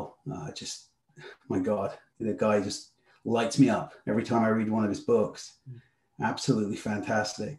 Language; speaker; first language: English; native; English